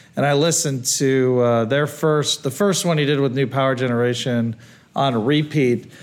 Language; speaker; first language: English; native; English